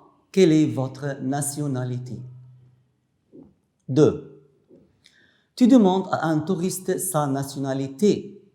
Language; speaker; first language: French; non-native, fluent; Arabic